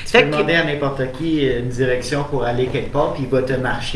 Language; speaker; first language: French; native; French